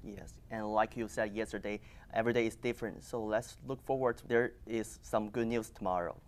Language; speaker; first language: English; non-native, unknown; Chinese